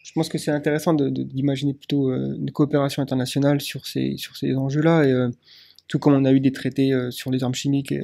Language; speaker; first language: French; native; French